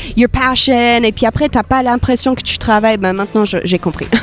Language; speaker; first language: French; non-native, fluent; English